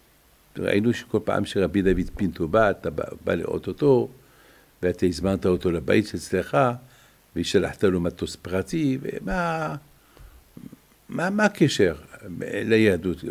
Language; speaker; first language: Hebrew; non-native, fluent; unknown